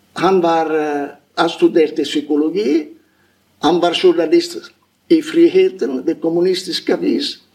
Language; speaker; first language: Norwegian; non-native, fluent; Italian